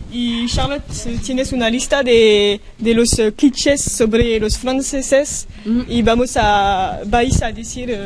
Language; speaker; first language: Spanish; non-native, learner; French